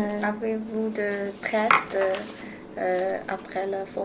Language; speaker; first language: French; non-native, learner; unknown